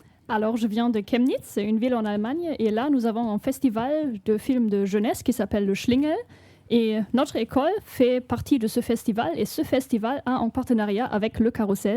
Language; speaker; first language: French; non-native, fluent; German